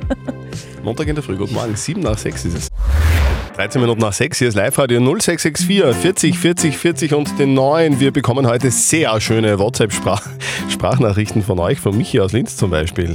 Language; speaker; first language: German; native; German